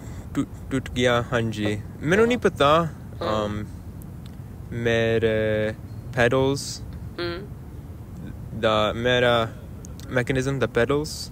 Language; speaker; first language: Punjabi; non-native, learner; English